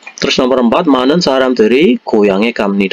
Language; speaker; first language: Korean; non-native, fluent; Indonesian